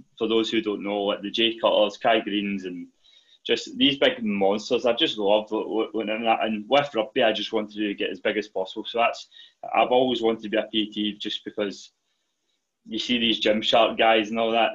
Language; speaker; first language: English; native; English